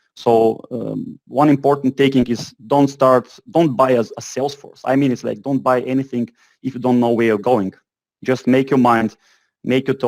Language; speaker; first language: English; non-native, fluent; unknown